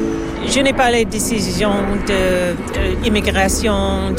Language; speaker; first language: French; non-native, learner; English